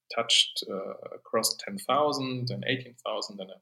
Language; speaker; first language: English; non-native, fluent; German